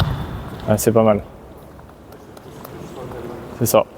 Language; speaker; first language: French; native; French